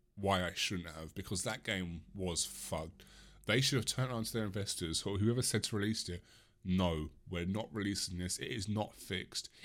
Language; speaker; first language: English; native; English